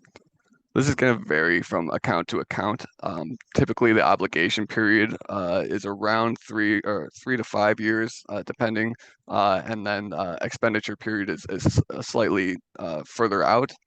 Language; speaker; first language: English; native; English